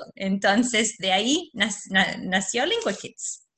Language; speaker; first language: Spanish; non-native, fluent; English